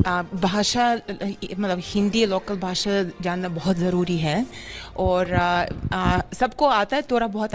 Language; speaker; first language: Hindi; non-native, fluent; Russian